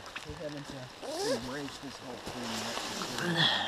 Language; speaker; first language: English; native; English